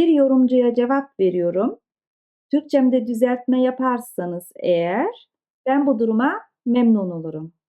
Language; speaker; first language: Turkish; early bilingual, heritage; Turkish